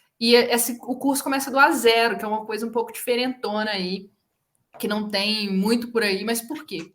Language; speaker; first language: Portuguese; native; Portuguese